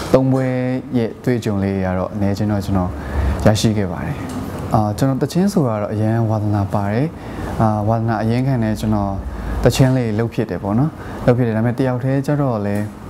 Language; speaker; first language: Burmese; native; Burmese